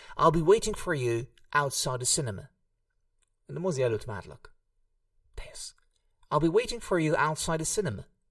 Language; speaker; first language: English; non-native, fluent; Hungarian